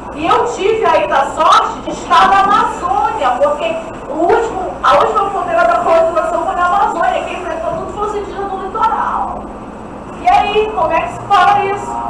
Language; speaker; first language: Portuguese; non-native, local second language; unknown